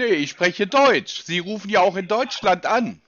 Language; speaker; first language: German; native; German